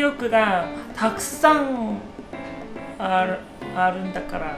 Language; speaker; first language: Japanese; non-native, learner; Korean